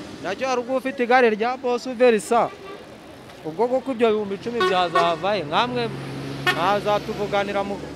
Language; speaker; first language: Kinyarwanda; native; Kinyarwanda